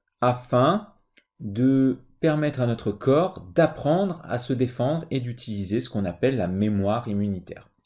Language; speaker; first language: French; native; French